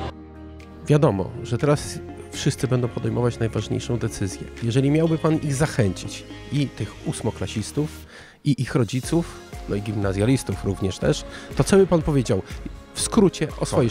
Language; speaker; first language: Polish; native; Polish